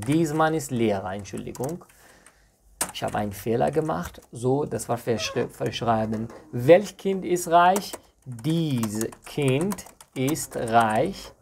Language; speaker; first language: German; non-native, fluent; Persian